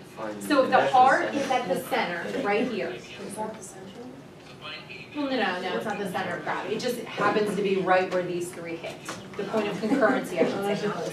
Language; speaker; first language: English; native; English